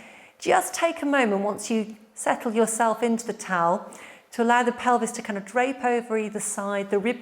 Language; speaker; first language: English; native; English